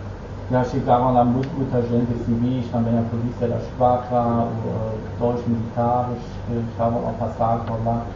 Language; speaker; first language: Portuguese; non-native, fluent; Dutch